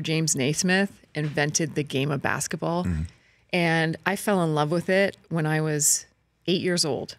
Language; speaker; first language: English; native; English